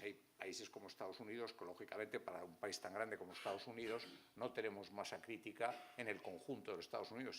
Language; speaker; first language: Spanish; native; Spanish